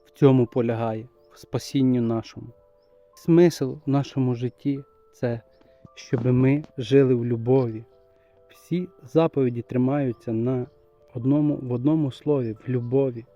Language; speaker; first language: Ukrainian; native; Ukrainian